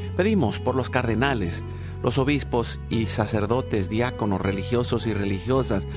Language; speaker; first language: Spanish; native; Spanish